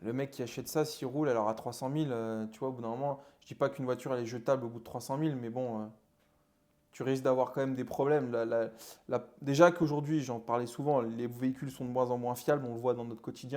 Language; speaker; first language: French; native; French